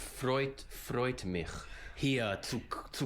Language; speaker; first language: German; non-native, learner; English